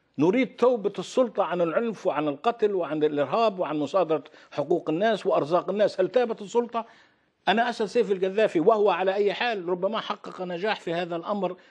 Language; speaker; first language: Arabic; native; Arabic